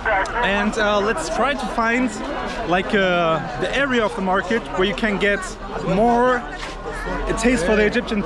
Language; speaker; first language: English; non-native, fluent; Turkish